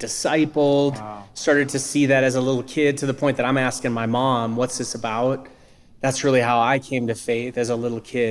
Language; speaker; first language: English; native; English